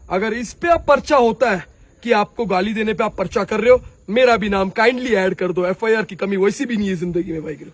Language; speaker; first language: Hindi; non-native, local second language; Punjabi